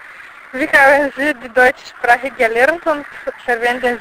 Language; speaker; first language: German; non-native, learner; Bulgarian